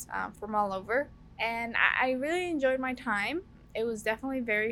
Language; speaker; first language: English; early bilingual, other home language; Spanish